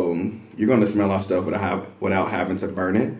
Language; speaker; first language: English; native; English